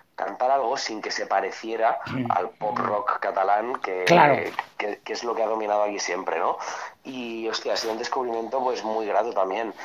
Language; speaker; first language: Spanish; non-native, local second language; Catalan